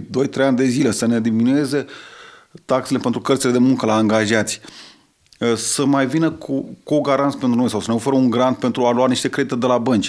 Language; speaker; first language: Romanian; native; Romanian